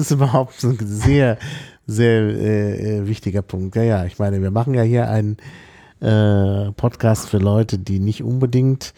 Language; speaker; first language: German; native; German